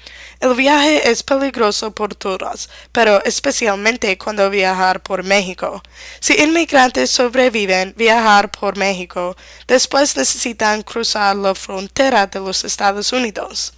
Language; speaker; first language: Spanish; non-native, learner; English